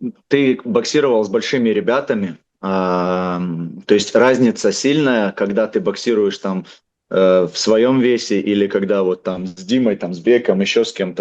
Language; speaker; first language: Russian; native; Russian